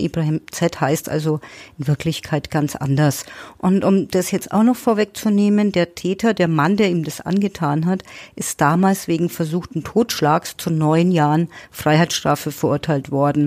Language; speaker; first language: German; native; German